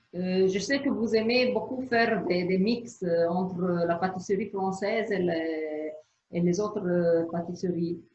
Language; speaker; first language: French; non-native, fluent; Arabic